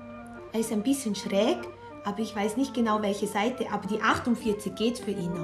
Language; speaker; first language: German; non-native, learner; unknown